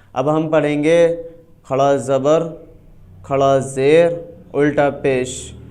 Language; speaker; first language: Urdu; native; Urdu